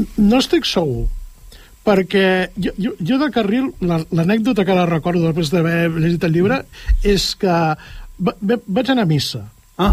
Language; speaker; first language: Catalan; native; Catalan